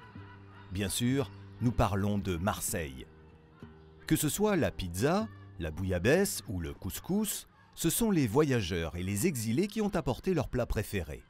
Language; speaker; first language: French; native; French